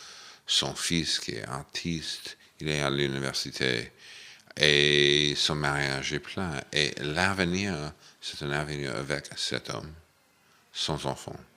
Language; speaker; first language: French; non-native, fluent; English